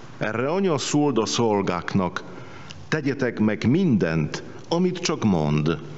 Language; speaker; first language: Hungarian; non-native, fluent; Polish